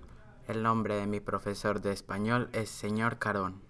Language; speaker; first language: Spanish; non-native, learner; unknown